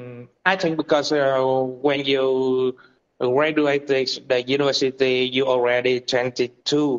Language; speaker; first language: English; non-native, learner; Vietnamese